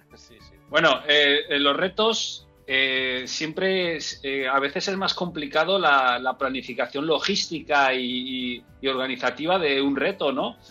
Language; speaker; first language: Spanish; native; Spanish